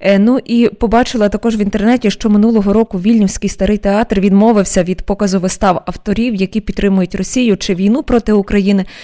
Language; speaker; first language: Ukrainian; native; Ukrainian